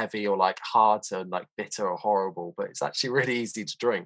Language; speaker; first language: English; native; English